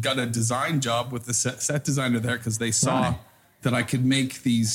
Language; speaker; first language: English; native; English